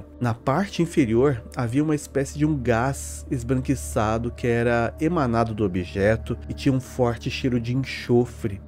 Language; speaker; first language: Portuguese; native; Portuguese